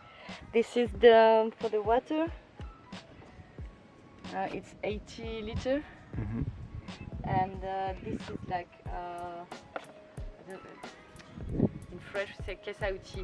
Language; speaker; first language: English; non-native, learner; French